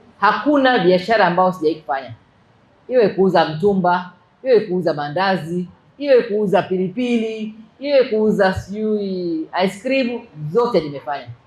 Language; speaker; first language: Swahili; native; Swahili